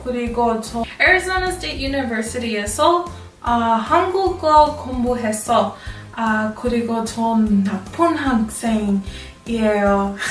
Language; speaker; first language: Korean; non-native, learner; English